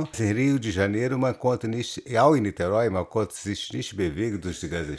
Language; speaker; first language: German; non-native, learner; Portuguese